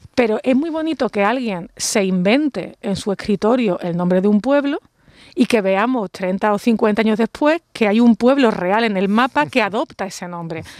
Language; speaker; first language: Spanish; native; Spanish